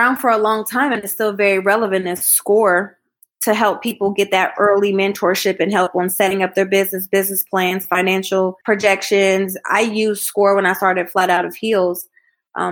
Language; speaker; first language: English; native; English